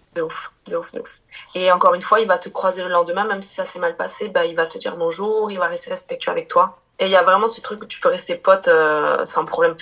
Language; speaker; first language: French; early bilingual, other home language; Portuguese